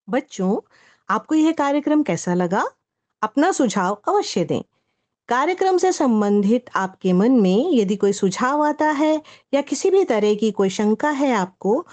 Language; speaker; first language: Hindi; native; Hindi